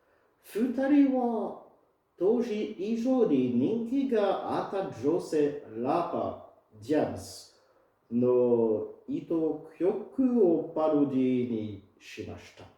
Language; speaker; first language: Japanese; non-native, fluent; French